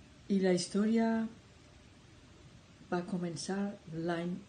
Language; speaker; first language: Catalan; non-native, fluent; Persian